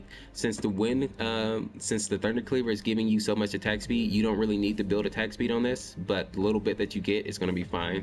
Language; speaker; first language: English; native; English